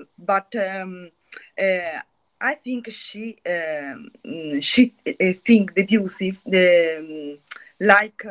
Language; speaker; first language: English; non-native, learner; Italian